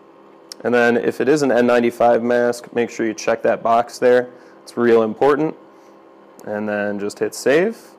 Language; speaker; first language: English; native; English